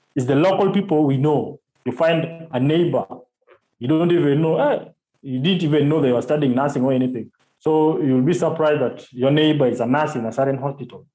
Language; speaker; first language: English; non-native, local second language; Luo (Kenya and Tanzania)